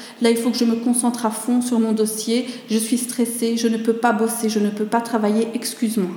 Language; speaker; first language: French; native; French